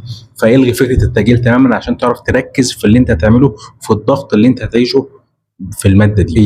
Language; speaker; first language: Arabic; native; Arabic